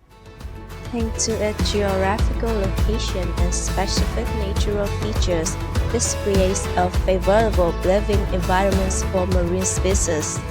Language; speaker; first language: English; non-native, learner; Vietnamese